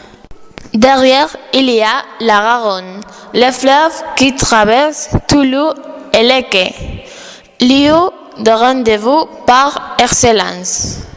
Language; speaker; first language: French; non-native, learner; Spanish